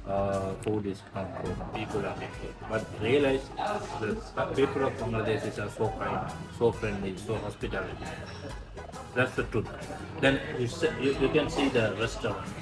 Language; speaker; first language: English; non-native, learner; Tamil